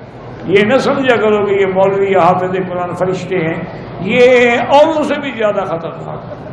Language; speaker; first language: Urdu; native; Urdu